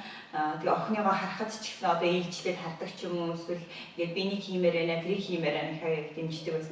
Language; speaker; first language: Mongolian; native; Mongolian